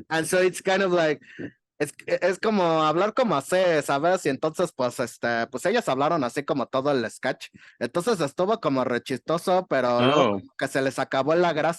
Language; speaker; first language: Spanish; native; Spanish